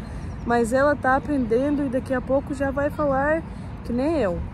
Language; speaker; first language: Portuguese; non-native, fluent; Russian